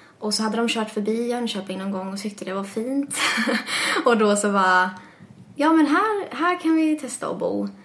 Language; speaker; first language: Swedish; early bilingual, other home language; English